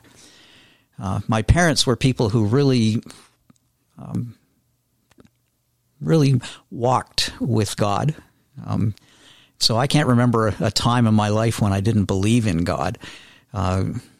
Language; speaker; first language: English; native; English